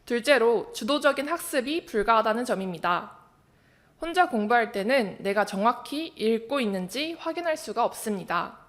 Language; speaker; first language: Korean; native; Korean